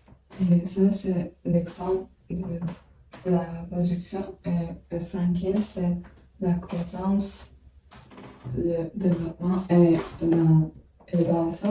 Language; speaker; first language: French; non-native, learner; Chinese